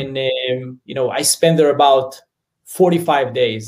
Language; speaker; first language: English; non-native, fluent; Hebrew